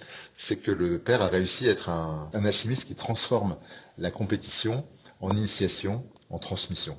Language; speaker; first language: French; native; French